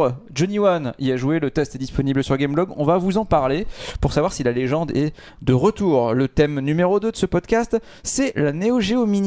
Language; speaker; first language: French; native; French